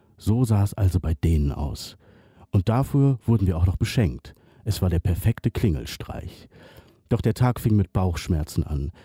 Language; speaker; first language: German; native; German